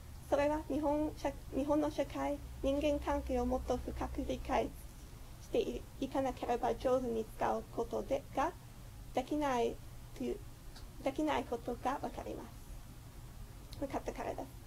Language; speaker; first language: Japanese; non-native, fluent; English